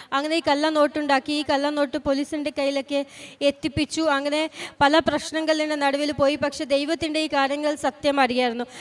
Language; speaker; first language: Malayalam; non-native, fluent; Punjabi